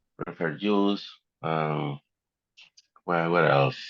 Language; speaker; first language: English; non-native, learner; Spanish